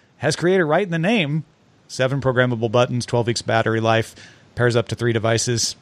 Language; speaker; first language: English; native; English